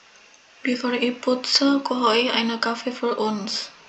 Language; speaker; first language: German; non-native, learner; Indonesian